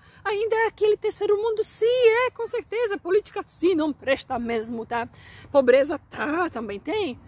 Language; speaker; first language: Portuguese; non-native, fluent; Polish